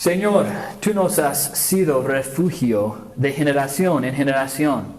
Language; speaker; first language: Spanish; non-native, fluent; English